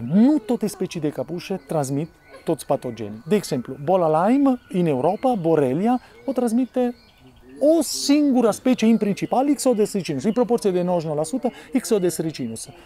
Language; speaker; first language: Romanian; non-native, fluent; Italian